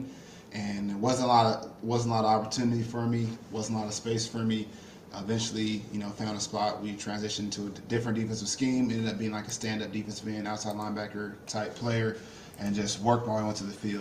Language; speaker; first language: English; native; English